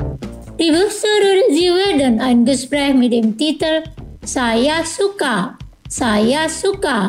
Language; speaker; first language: German; non-native, fluent; Indonesian